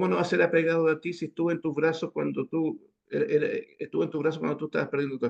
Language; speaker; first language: Spanish; native; Spanish